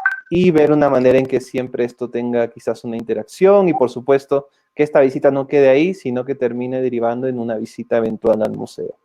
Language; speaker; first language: Spanish; native; Spanish